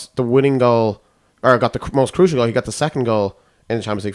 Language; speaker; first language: English; native; English